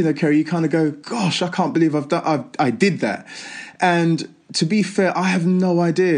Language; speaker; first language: English; native; English